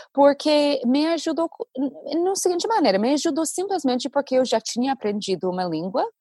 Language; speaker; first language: Portuguese; non-native, fluent; English